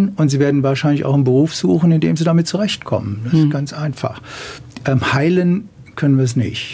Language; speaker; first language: German; native; German